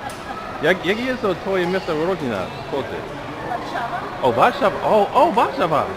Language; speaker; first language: Polish; non-native, learner; English